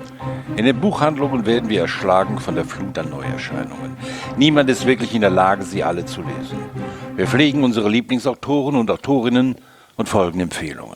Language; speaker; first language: German; native; German